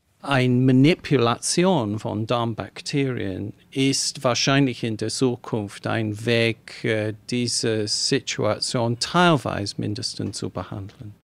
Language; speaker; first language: German; non-native, fluent; English